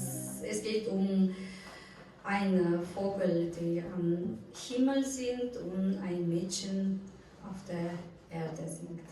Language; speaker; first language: German; non-native, fluent; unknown